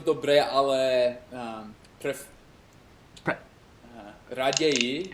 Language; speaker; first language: Czech; non-native, learner; English